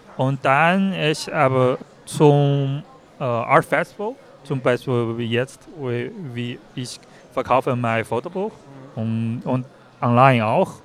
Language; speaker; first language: German; non-native, learner; Chinese